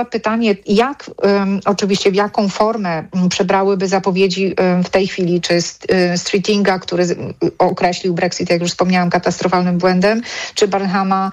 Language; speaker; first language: Polish; native; Polish